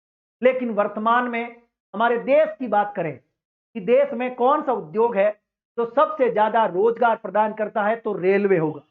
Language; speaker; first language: Hindi; native; Hindi